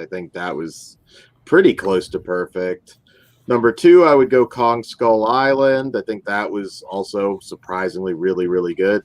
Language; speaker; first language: English; native; English